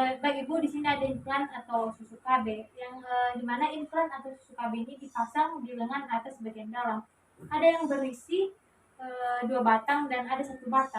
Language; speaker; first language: Indonesian; native; Indonesian